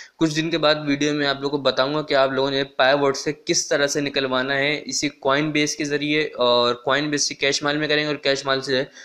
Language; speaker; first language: Urdu; non-native, local second language; Punjabi